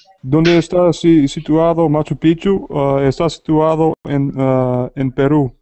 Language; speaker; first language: Spanish; non-native, learner; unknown